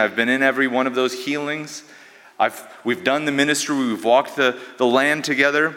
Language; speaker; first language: English; native; English